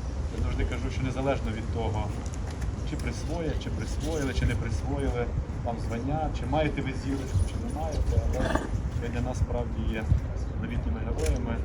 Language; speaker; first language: Ukrainian; native; Ukrainian